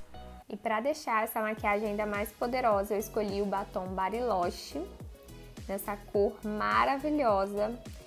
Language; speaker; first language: Portuguese; native; Portuguese